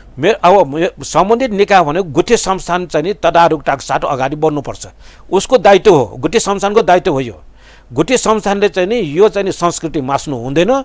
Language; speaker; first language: Nepali; non-native, local second language; Newari